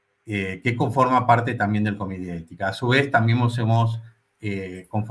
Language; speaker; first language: Spanish; native; Spanish